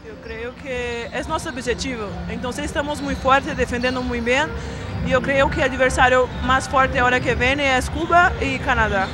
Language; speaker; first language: Spanish; non-native, learner; Portuguese